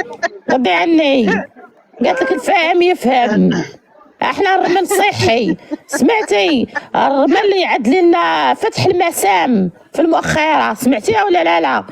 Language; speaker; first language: Arabic; native; Arabic